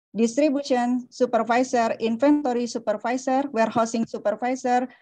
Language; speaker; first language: English; non-native, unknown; Indonesian